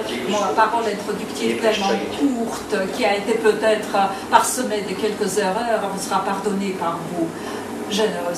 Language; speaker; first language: French; non-native, fluent; Armenian